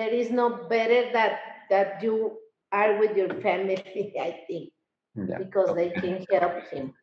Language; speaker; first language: English; non-native, learner; Spanish